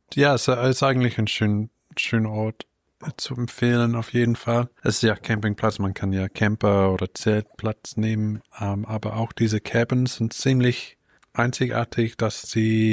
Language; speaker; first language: German; non-native, fluent; English